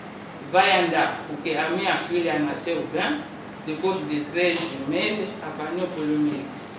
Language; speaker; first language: Portuguese; non-native, local second language; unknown